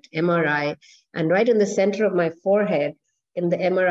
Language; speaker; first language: English; non-native, local second language; Hindi